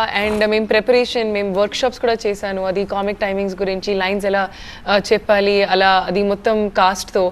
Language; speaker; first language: Telugu; non-native, fluent; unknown